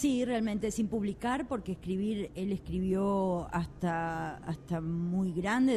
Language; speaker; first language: Spanish; native; Spanish